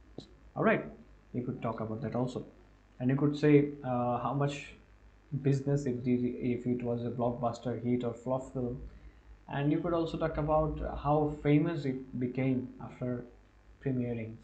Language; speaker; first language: English; non-native, fluent; Bangla